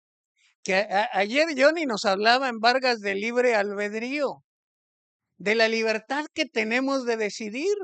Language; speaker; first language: Spanish; native; Spanish